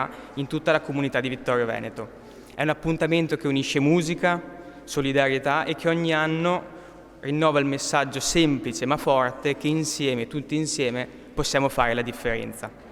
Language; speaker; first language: Italian; native; Italian